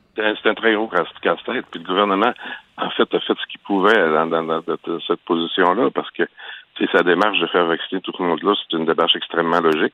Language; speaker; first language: French; native; French